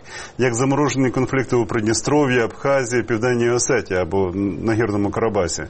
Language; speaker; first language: Ukrainian; native; Ukrainian